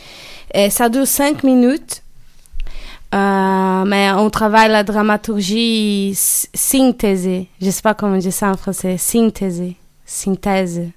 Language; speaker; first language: French; non-native, learner; Portuguese